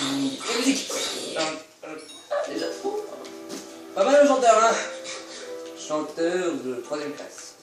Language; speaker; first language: French; native; French